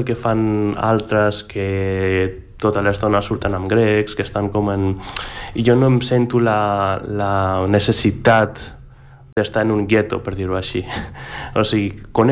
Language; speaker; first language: Catalan; non-native, fluent; Greek